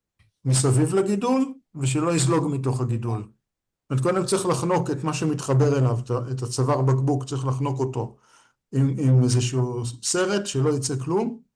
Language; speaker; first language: Hebrew; native; Hebrew